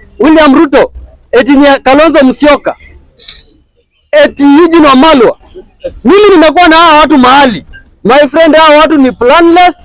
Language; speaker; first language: Swahili; non-native, local second language; Kalenjin